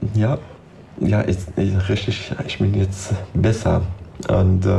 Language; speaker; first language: German; non-native, learner; Persian